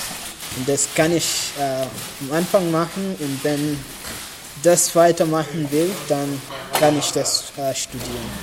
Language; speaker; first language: German; non-native, learner; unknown